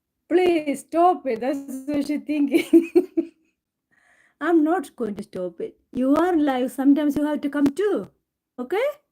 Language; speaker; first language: English; non-native, local second language; Malayalam